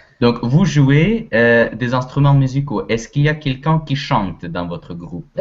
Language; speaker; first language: French; non-native, fluent; Russian